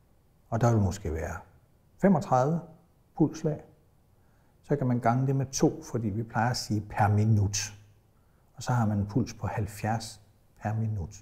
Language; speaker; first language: Danish; native; Danish